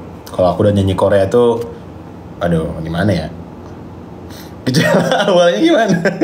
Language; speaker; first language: Indonesian; native; Indonesian